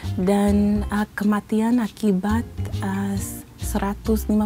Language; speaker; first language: Indonesian; non-native, fluent; English